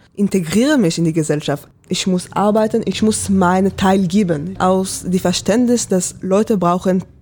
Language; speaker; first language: German; non-native, fluent; Hebrew